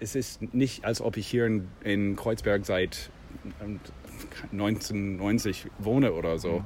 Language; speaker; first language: German; non-native, fluent; English